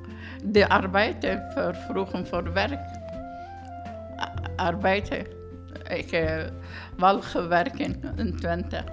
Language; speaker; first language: Dutch; non-native, learner; Turkish